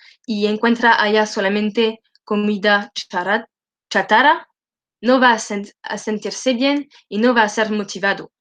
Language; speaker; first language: Spanish; non-native, learner; French